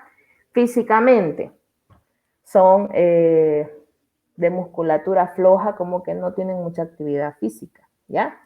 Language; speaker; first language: Spanish; native; Spanish